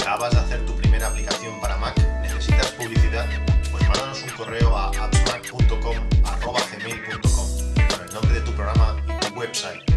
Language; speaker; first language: Spanish; native; Spanish